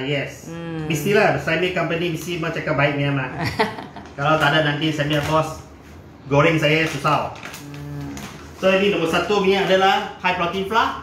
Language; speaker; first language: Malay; non-native, local second language; Chinese